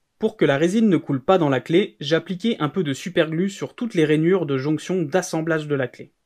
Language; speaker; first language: French; native; French